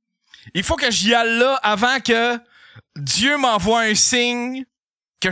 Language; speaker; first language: French; native; French